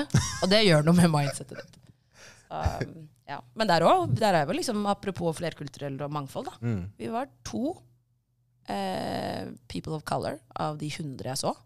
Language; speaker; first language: Norwegian; early bilingual, other home language; Tigrinya